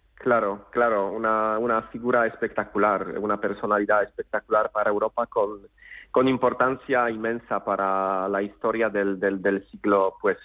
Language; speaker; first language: Spanish; non-native, fluent; Polish